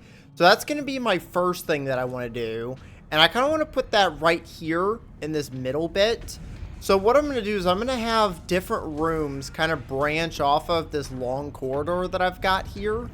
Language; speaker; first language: English; native; English